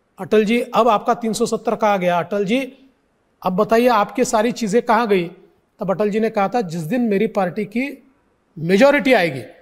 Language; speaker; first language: Hindi; non-native, local second language; Marathi